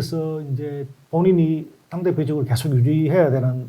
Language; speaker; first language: Korean; native; Korean